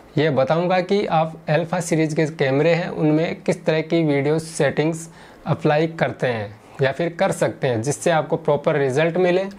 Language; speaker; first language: Hindi; native; Hindi